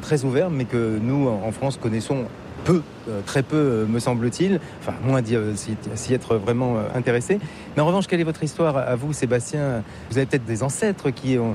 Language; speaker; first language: French; native; French